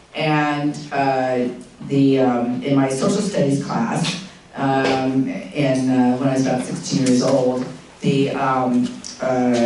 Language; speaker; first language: English; native; English